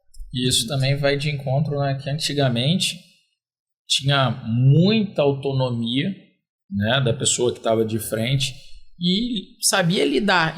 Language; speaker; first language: Portuguese; native; Portuguese